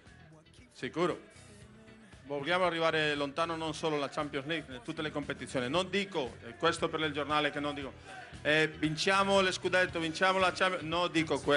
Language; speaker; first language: Italian; non-native, learner; Spanish